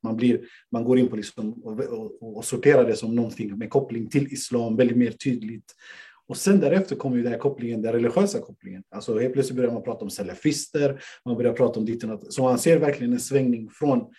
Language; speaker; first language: Swedish; native; Swedish